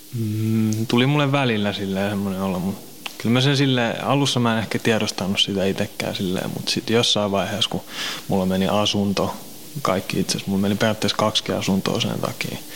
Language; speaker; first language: Finnish; native; Finnish